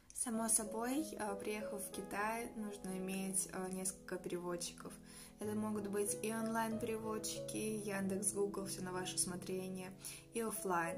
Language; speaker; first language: Russian; native; Russian